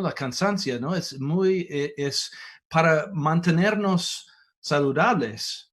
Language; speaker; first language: Spanish; non-native, fluent; English